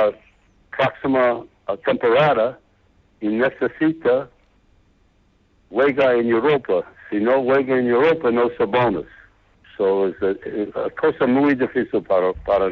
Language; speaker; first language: Spanish; non-native, learner; English